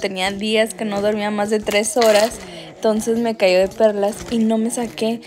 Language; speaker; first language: Spanish; native; Spanish